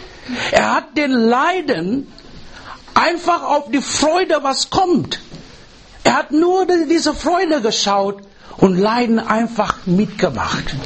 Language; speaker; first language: German; non-native, learner; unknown